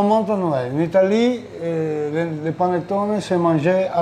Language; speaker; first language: French; non-native, learner; Italian